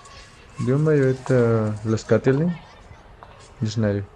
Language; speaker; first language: Russian; non-native, fluent; Spanish